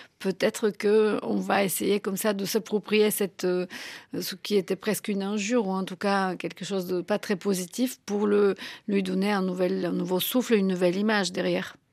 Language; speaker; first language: French; non-native, fluent; Bulgarian